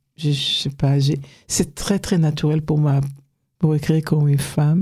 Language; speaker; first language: French; non-native, fluent; Hebrew